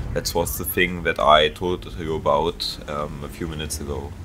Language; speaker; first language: English; non-native, fluent; German